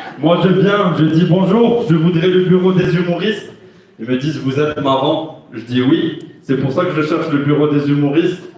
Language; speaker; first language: French; non-native, local second language; Arabic